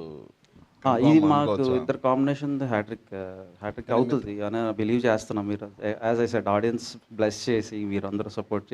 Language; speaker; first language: Telugu; native; Telugu